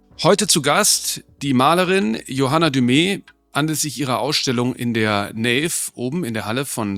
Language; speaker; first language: German; native; German